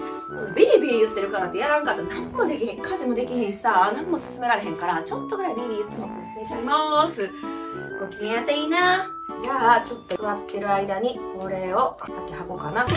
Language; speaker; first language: Japanese; native; Japanese